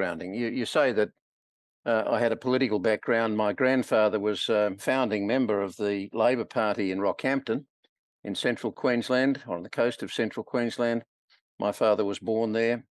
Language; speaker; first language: English; native; English